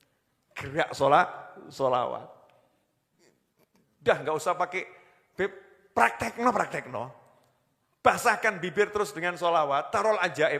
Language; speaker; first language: Indonesian; native; Indonesian